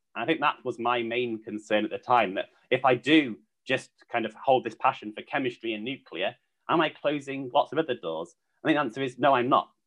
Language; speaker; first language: English; native; English